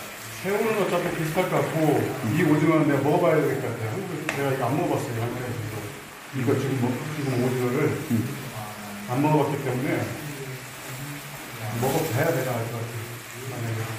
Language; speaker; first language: Korean; non-native, fluent; Sinhala